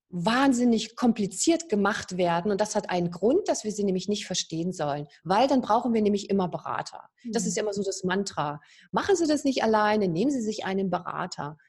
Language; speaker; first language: German; native; German